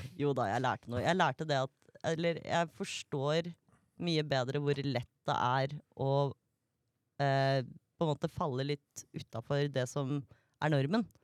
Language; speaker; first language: Norwegian; native; Norwegian